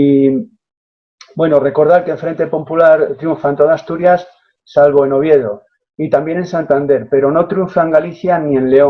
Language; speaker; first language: Spanish; native; Spanish